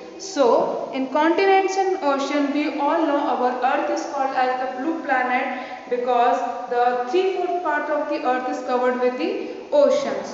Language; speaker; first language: English; non-native, local second language; Hindi